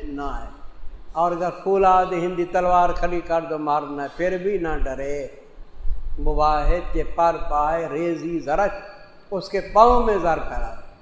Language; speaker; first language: Urdu; non-native, local second language; Punjabi